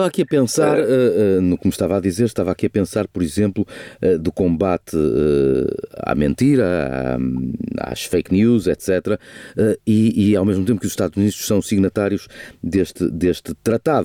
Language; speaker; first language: Portuguese; native; Portuguese